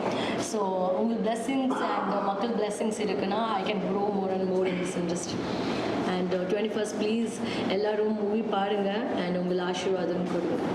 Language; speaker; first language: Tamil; non-native, learner; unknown